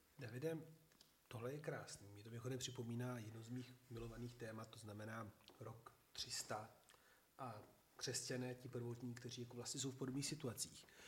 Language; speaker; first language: Czech; non-native, fluent; Italian